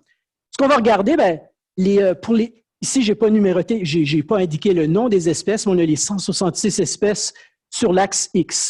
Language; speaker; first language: French; native; French